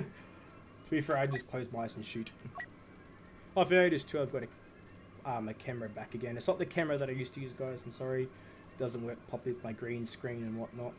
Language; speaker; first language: English; native; English